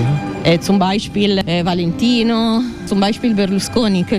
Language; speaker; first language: German; non-native, fluent; Italian